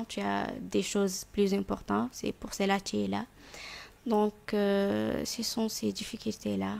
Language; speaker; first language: French; non-native, fluent; Arabic